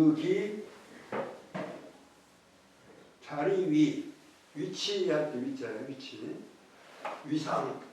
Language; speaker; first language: Korean; native; Korean